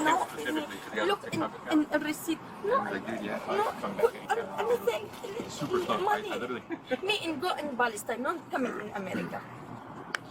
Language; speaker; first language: English; non-native, learner; Arabic